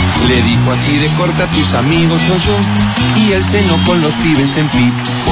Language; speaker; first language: Spanish; native; Spanish